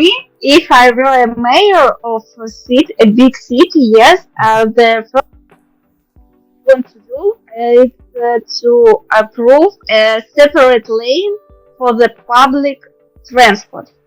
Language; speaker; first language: English; non-native, learner; Russian